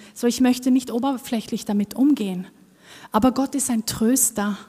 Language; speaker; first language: German; non-native, fluent; Norwegian